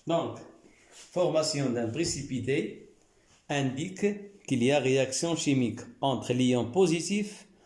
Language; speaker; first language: French; non-native, local second language; Arabic